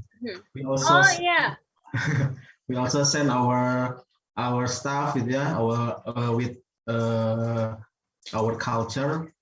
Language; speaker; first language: English; non-native, fluent; Indonesian